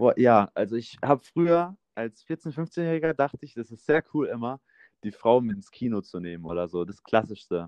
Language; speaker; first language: German; native; German